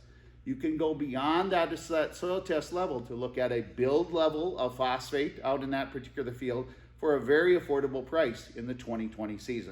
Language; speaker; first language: English; native; English